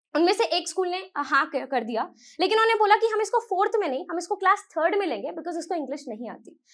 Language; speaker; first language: Hindi; native; Hindi